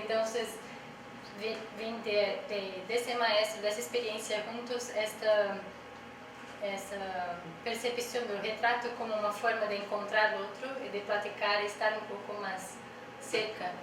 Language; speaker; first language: Spanish; non-native, learner; Portuguese